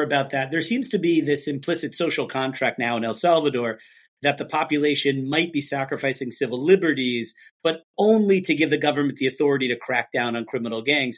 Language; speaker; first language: English; native; English